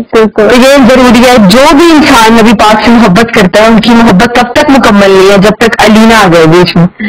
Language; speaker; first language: Urdu; native; Urdu